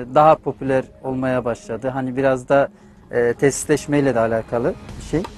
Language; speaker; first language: Turkish; native; Turkish